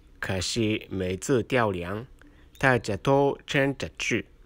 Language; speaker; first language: Chinese; non-native, learner; Japanese